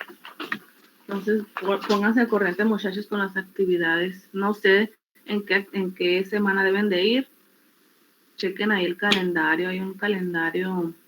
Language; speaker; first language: Spanish; native; Spanish